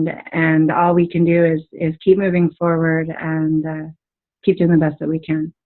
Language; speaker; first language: English; native; English